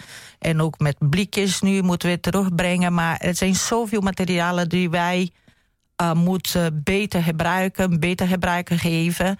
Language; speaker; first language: Dutch; non-native, fluent; Portuguese